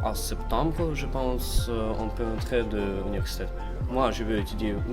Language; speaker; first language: French; non-native, learner; Ukrainian